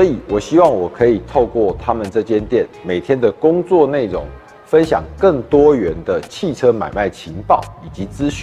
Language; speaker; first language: Chinese; native; Chinese